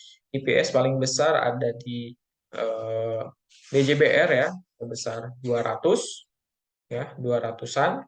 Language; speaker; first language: Indonesian; native; Indonesian